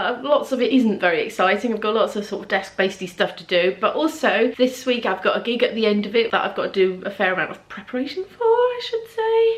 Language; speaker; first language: English; native; English